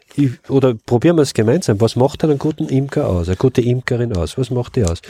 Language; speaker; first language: German; native; German